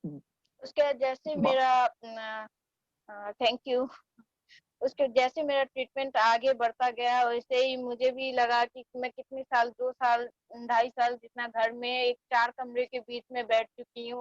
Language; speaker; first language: Hindi; non-native, fluent; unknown